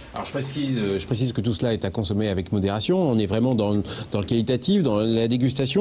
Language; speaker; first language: French; native; French